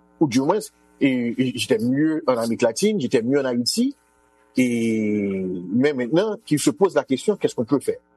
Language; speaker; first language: French; non-native, local second language; Haitian Creole